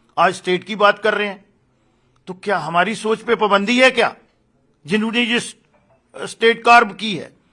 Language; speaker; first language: Hindi; non-native, local second language; Dogri